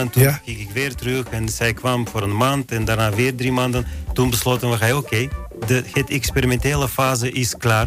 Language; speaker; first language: Dutch; non-native, fluent; Bulgarian